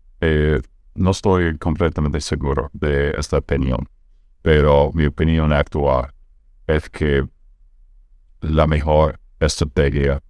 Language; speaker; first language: Spanish; non-native, fluent; English